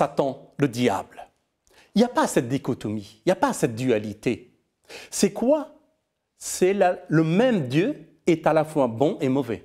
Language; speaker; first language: French; non-native, fluent; Persian